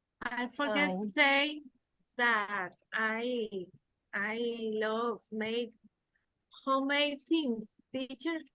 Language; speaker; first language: English; non-native, learner; Spanish